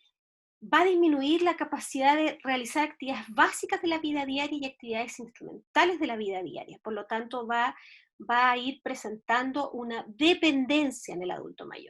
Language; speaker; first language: Spanish; native; Spanish